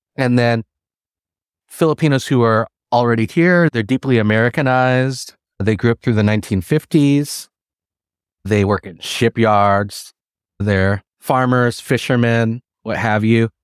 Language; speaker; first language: English; early bilingual, other home language; Filipino